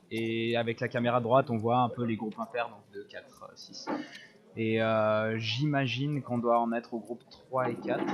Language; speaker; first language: French; native; French